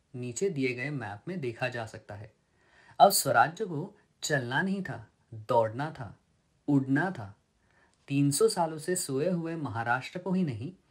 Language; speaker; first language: Hindi; non-native, local second language; Marathi